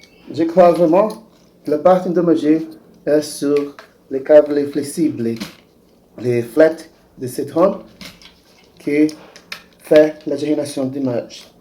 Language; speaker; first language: French; non-native, learner; Portuguese